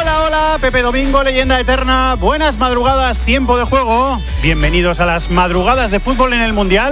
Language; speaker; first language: Spanish; native; Spanish